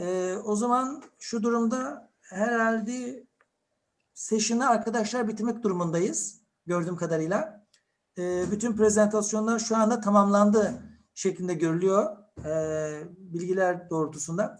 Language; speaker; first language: Turkish; native; Turkish